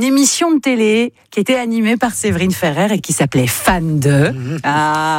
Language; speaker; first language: French; native; French